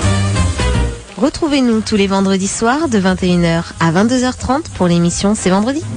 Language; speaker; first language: French; native; French